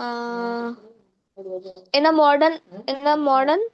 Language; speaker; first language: English; non-native, learner; Hindi